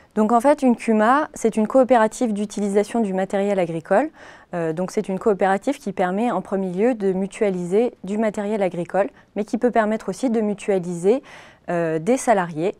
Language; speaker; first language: French; native; French